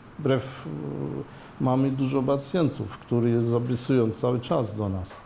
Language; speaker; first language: Polish; non-native, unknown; Arabic